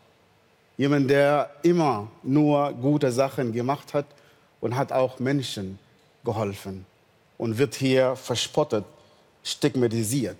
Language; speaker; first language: German; non-native, fluent; Arabic